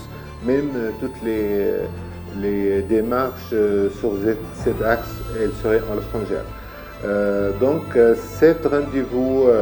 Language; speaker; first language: French; non-native, learner; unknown